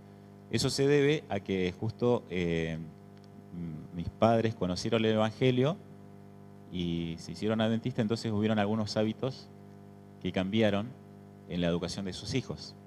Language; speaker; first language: Spanish; native; Spanish